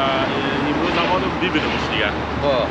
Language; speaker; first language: Persian; native; Persian